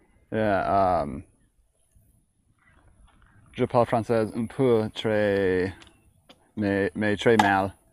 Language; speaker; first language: French; non-native, learner; English